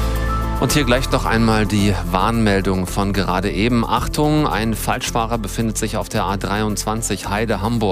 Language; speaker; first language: German; native; German